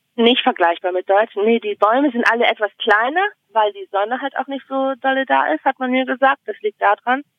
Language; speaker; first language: German; native; German